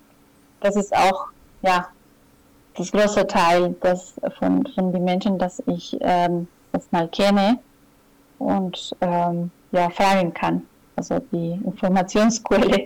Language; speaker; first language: German; non-native, fluent; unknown